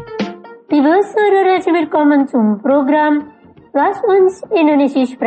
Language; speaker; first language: German; non-native, fluent; Indonesian